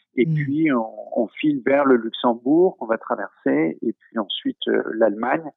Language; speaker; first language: French; native; French